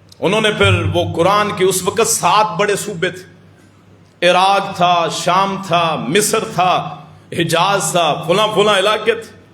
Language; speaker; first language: Urdu; non-native, local second language; Punjabi